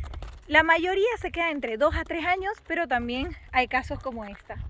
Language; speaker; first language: Spanish; native; Spanish